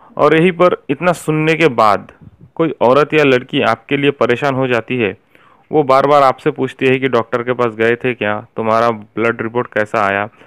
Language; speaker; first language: Hindi; native; Hindi